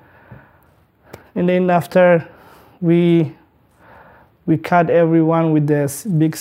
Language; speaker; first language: English; non-native, learner; Tigrinya